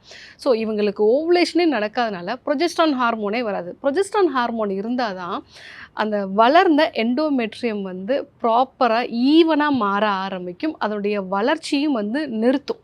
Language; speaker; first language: Tamil; native; Tamil